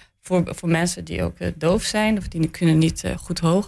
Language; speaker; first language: Dutch; non-native, learner; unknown